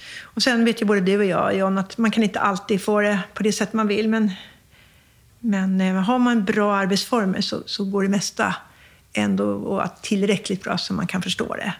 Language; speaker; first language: Swedish; native; Swedish